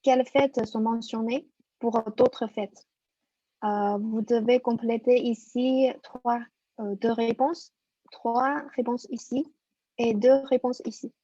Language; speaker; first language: French; non-native, fluent; Chinese